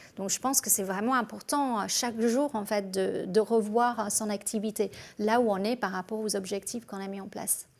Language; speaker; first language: French; non-native, fluent; English